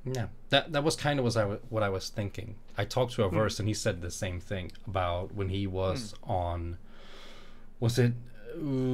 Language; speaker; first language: English; non-native, fluent; Swedish